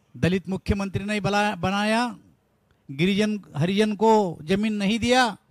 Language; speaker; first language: Hindi; non-native, local second language; Marathi